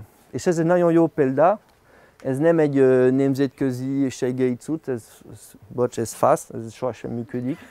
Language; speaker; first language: Hungarian; non-native, learner; French